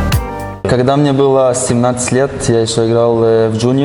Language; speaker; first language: Russian; early bilingual, heritage; Russian